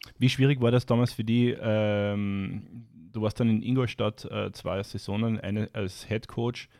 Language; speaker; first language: German; native; German